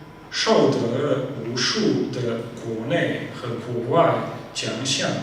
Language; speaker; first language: Chinese; non-native, fluent; Slovenian